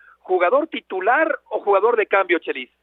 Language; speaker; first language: Spanish; native; Spanish